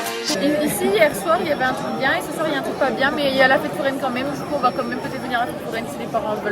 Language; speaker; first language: French; native; French